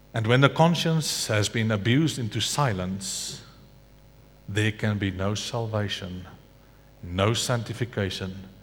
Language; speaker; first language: English; non-native, local second language; Afrikaans